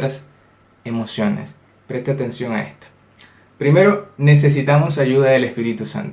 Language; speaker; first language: Spanish; native; Spanish